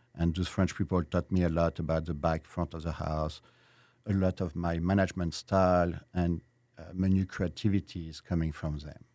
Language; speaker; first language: English; non-native, fluent; French